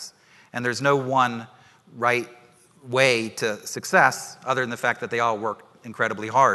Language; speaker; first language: English; native; English